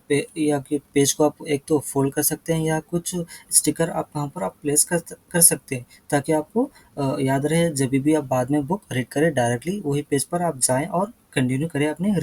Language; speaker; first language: Hindi; native; Hindi